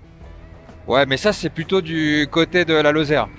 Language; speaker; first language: French; native; French